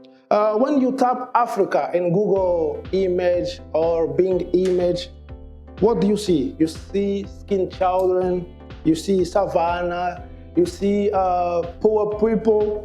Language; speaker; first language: English; non-native, learner; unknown